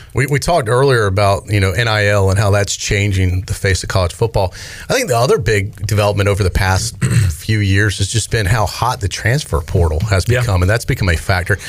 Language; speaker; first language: English; native; English